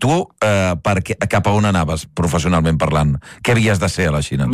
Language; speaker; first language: Catalan; native; Catalan